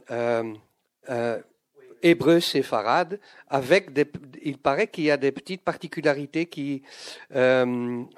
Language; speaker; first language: French; non-native, fluent; Dutch